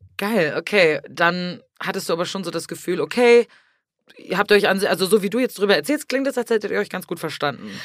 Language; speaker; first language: German; native; German